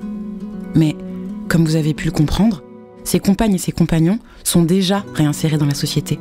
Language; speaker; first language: French; native; French